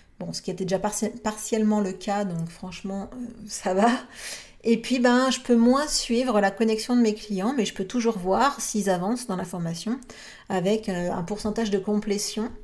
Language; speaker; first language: French; native; French